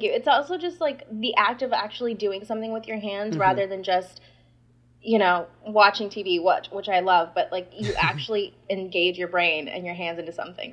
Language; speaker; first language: English; non-native, fluent; Spanish